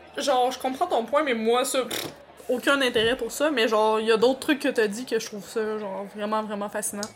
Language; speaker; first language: French; native; French